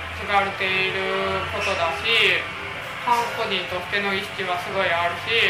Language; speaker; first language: Japanese; native; Japanese